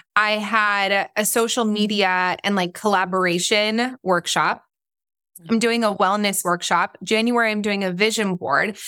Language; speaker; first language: English; native; English